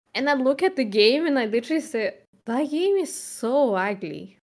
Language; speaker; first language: English; non-native, fluent; Spanish